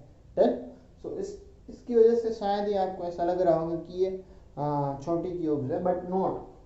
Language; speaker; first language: Hindi; non-native, local second language; Gujarati